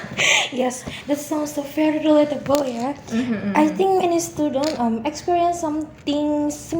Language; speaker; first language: English; non-native, learner; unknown